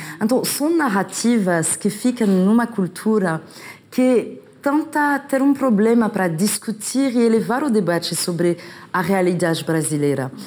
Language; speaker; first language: Portuguese; non-native, fluent; French